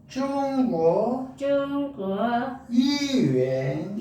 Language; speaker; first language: Chinese; non-native, learner; Korean